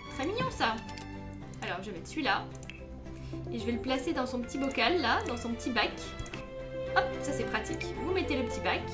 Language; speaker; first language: French; native; French